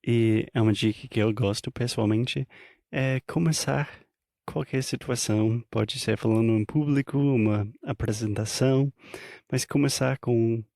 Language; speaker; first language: Portuguese; non-native, fluent; English